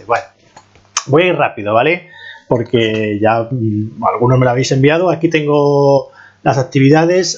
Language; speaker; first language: Spanish; native; Spanish